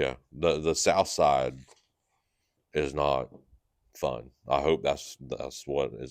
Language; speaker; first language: English; native; English